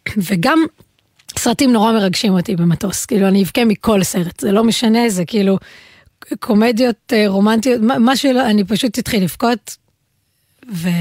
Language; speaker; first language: Hebrew; native; Hebrew